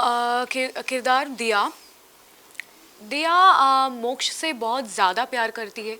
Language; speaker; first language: Hindi; non-native, local second language; Bangla